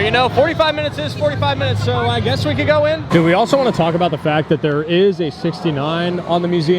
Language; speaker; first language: English; native; English